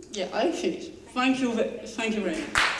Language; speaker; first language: English; non-native, learner; French